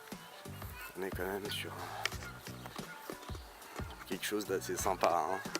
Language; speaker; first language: French; native; French